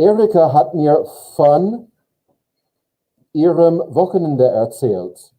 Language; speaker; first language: German; non-native, fluent; English